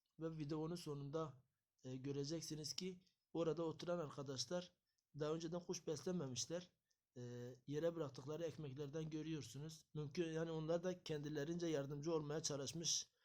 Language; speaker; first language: Turkish; native; Turkish